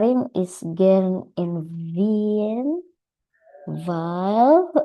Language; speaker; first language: German; non-native, learner; Indonesian